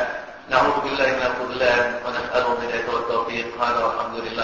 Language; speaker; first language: Arabic; native; Arabic